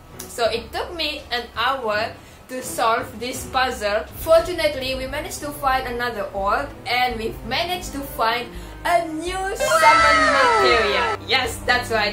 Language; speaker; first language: English; non-native, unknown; Indonesian